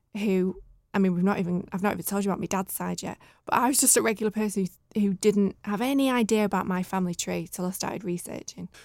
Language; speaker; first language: English; native; English